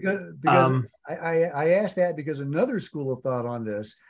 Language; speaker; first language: English; native; English